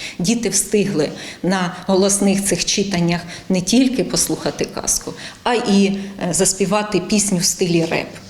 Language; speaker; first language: Ukrainian; native; Ukrainian